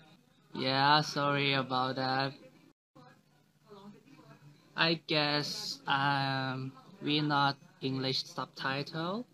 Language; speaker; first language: English; non-native, learner; Thai